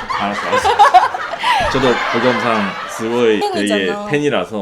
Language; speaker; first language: Korean; native; Korean